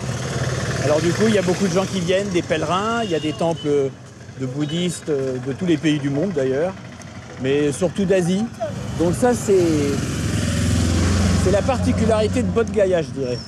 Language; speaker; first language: French; native; French